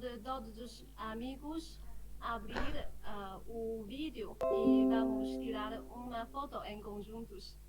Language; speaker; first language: Portuguese; non-native, fluent; Chinese